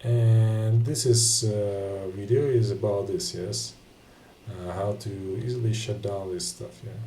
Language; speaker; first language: English; non-native, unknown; Russian